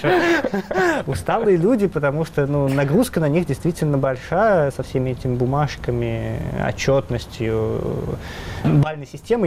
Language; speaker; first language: Russian; native; Russian